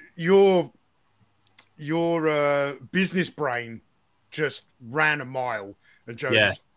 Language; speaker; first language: English; native; English